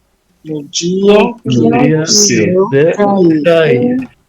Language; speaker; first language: Portuguese; non-native, learner; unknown